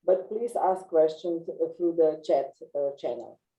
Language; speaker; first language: English; non-native, fluent; Slovenian